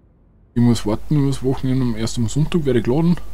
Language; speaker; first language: German; native; German